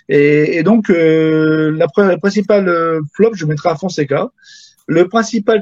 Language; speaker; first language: French; native; French